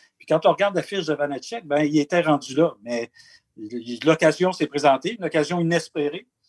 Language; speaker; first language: French; native; French